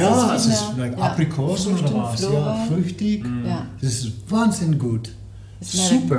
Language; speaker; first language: German; non-native, learner; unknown